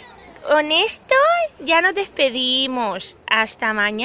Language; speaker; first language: Spanish; native; Spanish